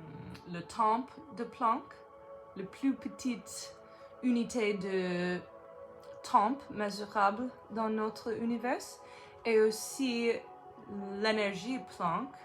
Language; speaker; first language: French; non-native, learner; English